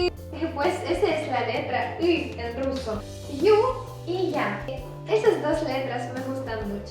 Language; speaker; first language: Spanish; non-native, fluent; Russian